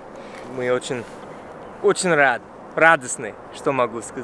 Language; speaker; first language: Russian; non-native, learner; English